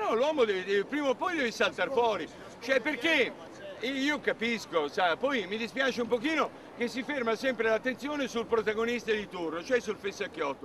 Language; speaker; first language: Italian; native; Italian